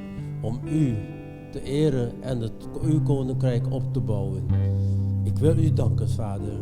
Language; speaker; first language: Dutch; non-native, fluent; Indonesian